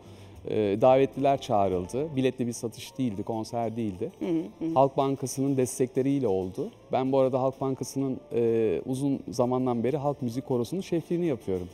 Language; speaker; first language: Turkish; native; Turkish